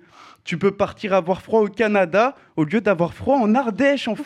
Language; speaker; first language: French; native; French